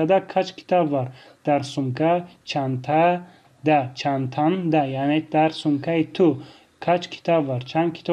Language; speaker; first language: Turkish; non-native, fluent; Tajik